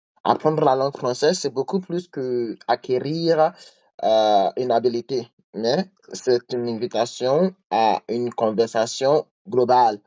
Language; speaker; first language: French; non-native, learner; English